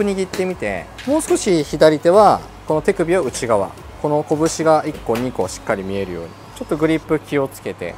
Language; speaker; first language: Japanese; native; Japanese